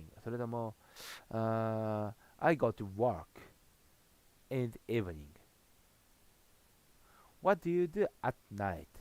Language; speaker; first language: English; non-native, learner; Japanese